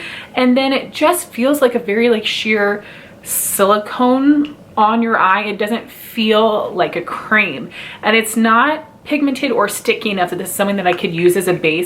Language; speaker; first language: English; native; English